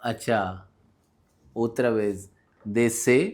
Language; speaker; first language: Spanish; non-native, learner; Hindi